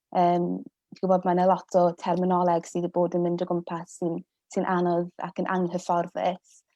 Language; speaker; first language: Welsh; non-native, local second language; English